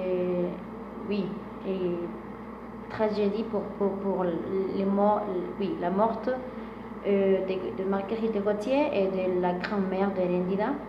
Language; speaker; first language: French; non-native, fluent; Spanish